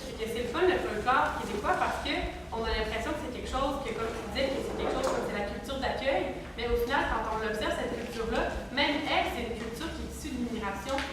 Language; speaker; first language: French; native; French